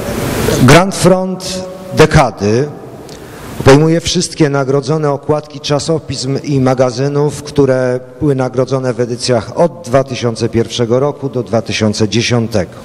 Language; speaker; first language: Polish; native; Polish